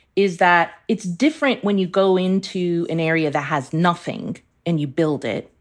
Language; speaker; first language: English; early bilingual, other home language; Persian